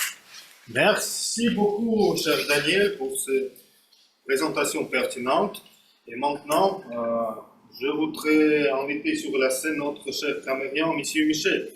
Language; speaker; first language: French; non-native, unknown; Russian